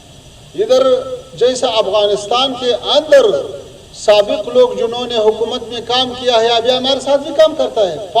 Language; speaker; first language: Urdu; non-native, fluent; Pashto